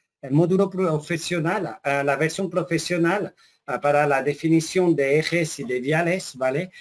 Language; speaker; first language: Spanish; non-native, fluent; French